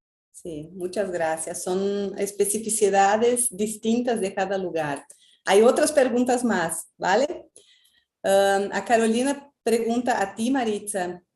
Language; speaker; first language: Spanish; non-native, fluent; Portuguese